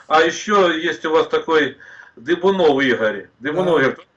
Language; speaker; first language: Russian; native; Russian